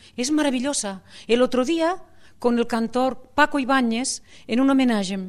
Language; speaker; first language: Spanish; non-native, local second language; Catalan